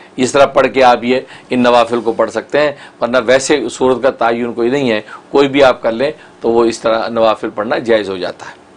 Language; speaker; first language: Urdu; native; Urdu